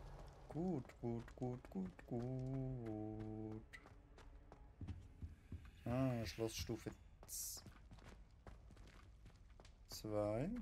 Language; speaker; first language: German; native; German